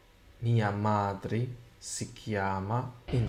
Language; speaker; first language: Italian; non-native, learner; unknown